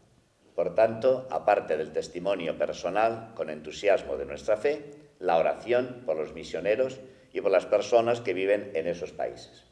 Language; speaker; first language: Spanish; native; Spanish